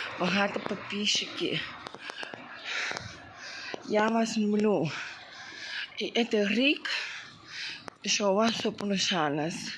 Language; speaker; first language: Ukrainian; non-native, local second language; Russian